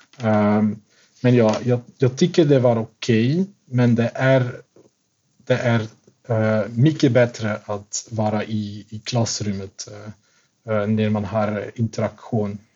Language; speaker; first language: Swedish; non-native, fluent; Dutch